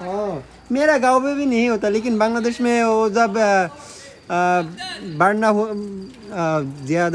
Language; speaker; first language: Hindi; non-native, learner; Bangla